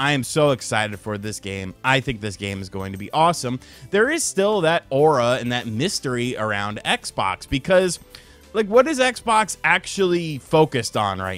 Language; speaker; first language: English; native; English